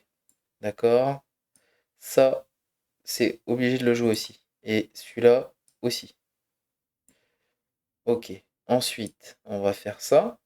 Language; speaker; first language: French; native; French